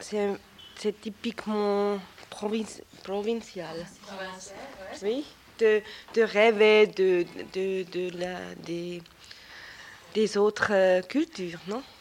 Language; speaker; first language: French; non-native, local second language; German